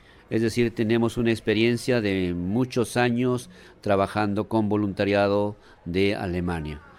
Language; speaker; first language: Spanish; native; Spanish